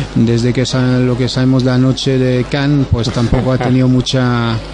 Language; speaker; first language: Spanish; non-native, fluent; French